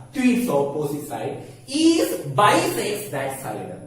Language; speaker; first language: English; non-native, local second language; Malayalam